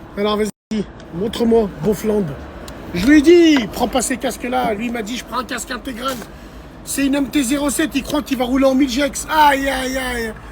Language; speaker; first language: French; early bilingual, other home language; Arabic